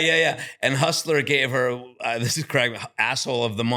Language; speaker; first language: English; native; English